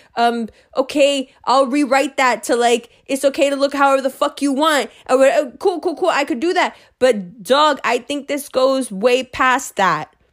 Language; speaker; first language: English; early bilingual, other home language; Hindi